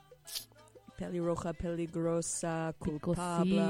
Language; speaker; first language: Spanish; non-native, learner; English